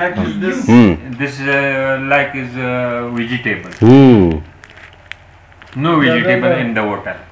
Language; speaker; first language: English; non-native, learner; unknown